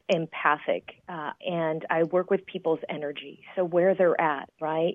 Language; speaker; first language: English; native; English